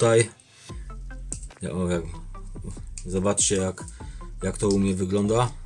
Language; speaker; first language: Polish; native; Polish